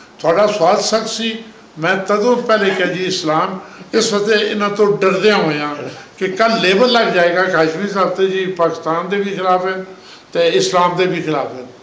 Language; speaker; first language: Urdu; non-native, local second language; Punjabi